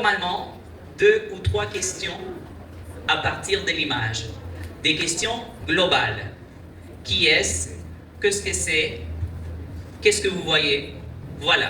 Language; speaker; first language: French; non-native, fluent; Spanish